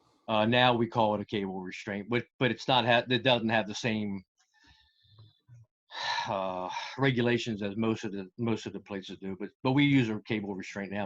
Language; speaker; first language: English; native; English